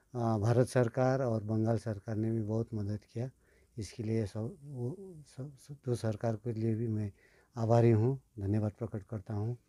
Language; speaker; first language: Hindi; non-native, local second language; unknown